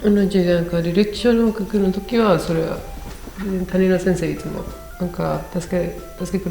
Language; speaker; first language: Japanese; non-native, learner; Spanish